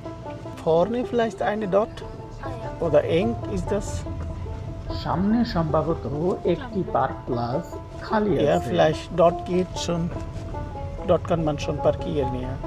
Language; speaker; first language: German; non-native, learner; Bangla